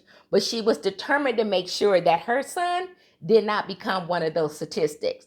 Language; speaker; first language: English; native; English